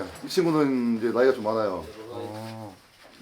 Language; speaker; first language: Korean; native; Korean